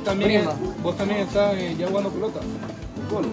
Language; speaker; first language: Spanish; native; Spanish